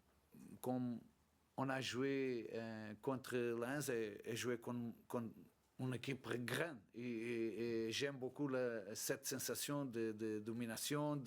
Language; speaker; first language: French; non-native, learner; Portuguese